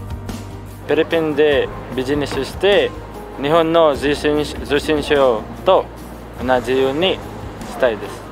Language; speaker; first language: Japanese; non-native, learner; Filipino